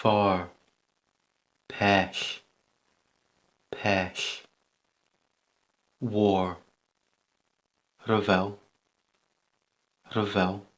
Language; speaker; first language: Welsh; non-native, learner; English